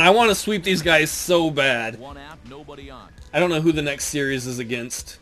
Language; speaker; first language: English; native; English